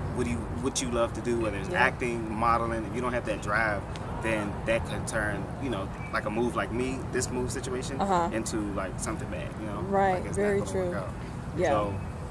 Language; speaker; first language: English; native; English